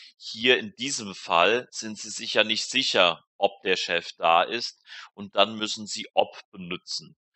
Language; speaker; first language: German; native; German